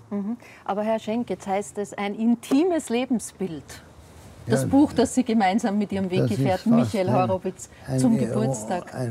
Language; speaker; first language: German; native; German